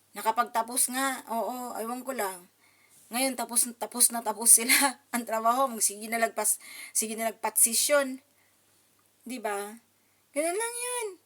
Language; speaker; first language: Filipino; non-native, local second language; Cebuano